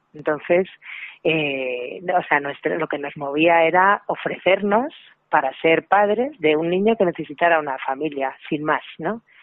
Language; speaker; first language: Spanish; native; Spanish